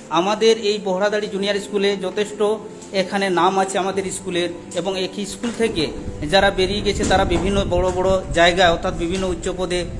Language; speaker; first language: Bangla; non-native, local second language; Santali